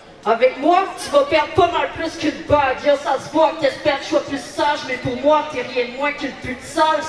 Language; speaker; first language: French; native; French